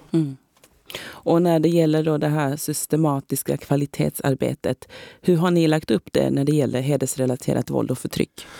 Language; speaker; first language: Swedish; native; Swedish